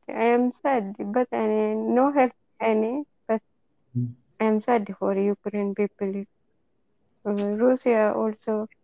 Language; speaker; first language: English; non-native, learner; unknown